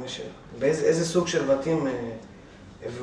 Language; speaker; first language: Hebrew; native; Hebrew